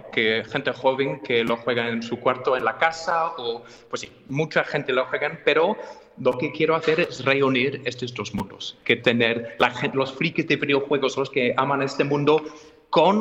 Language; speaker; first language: Spanish; non-native, fluent; English